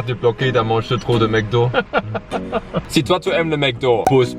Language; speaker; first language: French; native; French